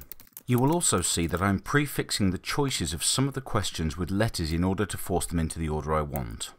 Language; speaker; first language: English; native; English